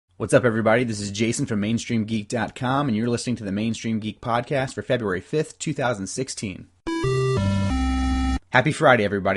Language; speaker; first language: English; native; English